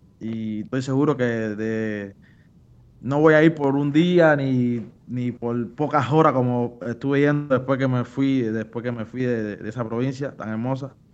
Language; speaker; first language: Spanish; native; Spanish